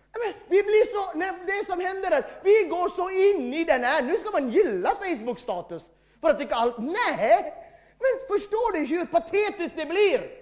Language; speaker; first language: Swedish; non-native, fluent; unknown